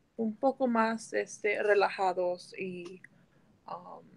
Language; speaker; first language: Spanish; early bilingual, heritage; Spanish